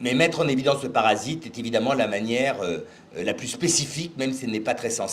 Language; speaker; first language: French; native; French